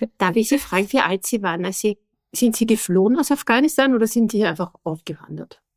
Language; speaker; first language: German; native; German